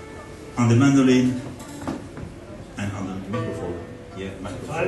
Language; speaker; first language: English; non-native, learner; French